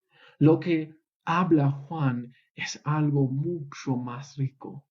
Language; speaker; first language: Spanish; non-native, fluent; English